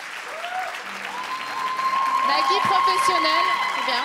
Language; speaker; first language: French; native; French